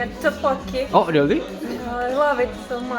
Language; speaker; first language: English; non-native, learner; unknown